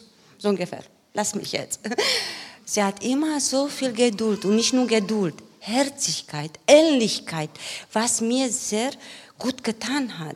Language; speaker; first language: German; non-native, learner; Romanian